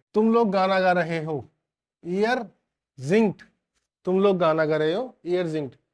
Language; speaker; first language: Hindi; native; Hindi